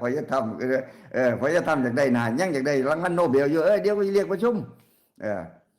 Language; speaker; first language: Lao; native; Lao